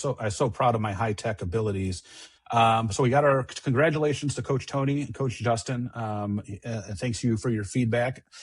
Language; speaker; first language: English; native; English